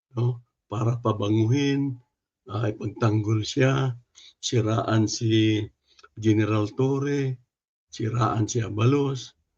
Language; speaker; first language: Filipino; non-native, local second language; Cebuano